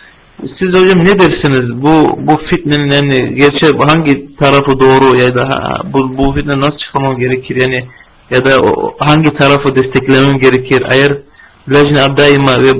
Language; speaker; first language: Turkish; non-native, fluent; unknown